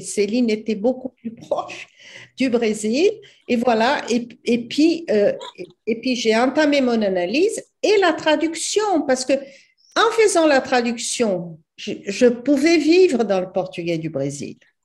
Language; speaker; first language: French; non-native, fluent; Portuguese